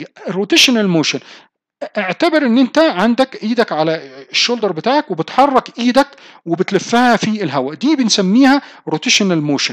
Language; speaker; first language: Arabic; native; Arabic